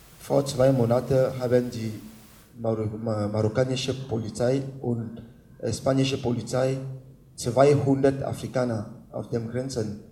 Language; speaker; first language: German; non-native, learner; French